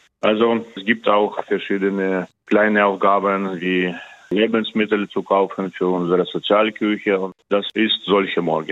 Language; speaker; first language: German; non-native, fluent; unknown